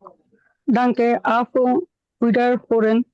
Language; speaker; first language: German; non-native, learner; Bangla